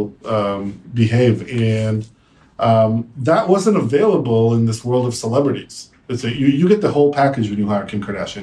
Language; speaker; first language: English; native; English